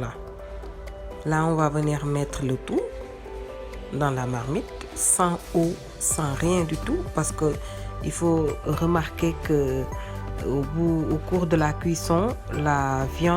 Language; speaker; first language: French; non-native, local second language; Wolof